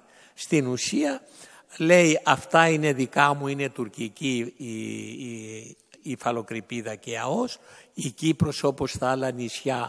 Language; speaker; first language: Greek; native; Greek